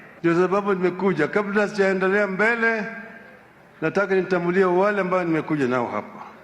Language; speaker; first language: Swahili; non-native, local second language; Luo (Kenya and Tanzania)